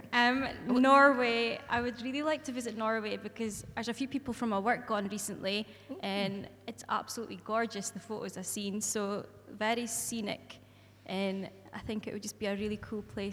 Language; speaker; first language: English; native; English